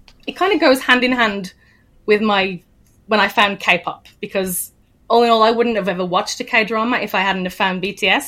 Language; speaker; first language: English; native; English